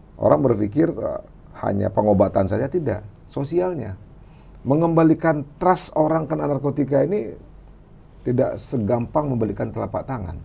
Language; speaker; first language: Indonesian; non-native, local second language; Minangkabau